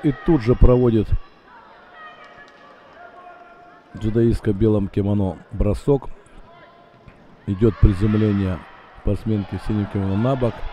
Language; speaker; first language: Russian; native; Russian